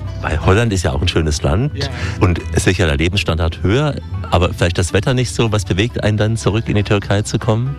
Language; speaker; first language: German; native; German